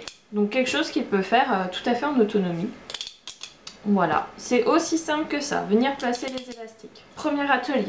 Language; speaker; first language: French; native; French